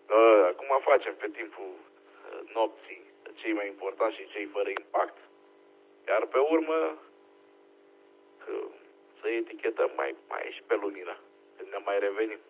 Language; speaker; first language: Romanian; native; Romanian